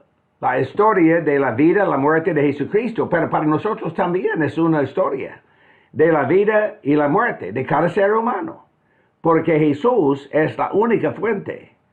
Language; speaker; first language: Spanish; non-native, fluent; English